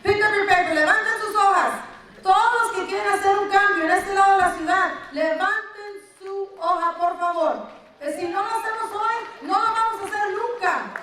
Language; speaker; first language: Spanish; early bilingual, heritage; Spanish